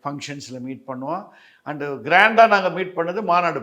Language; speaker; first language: Tamil; native; Tamil